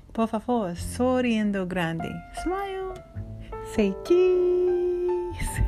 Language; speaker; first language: Spanish; non-native, learner; English